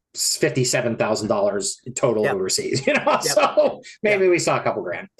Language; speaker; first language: English; native; English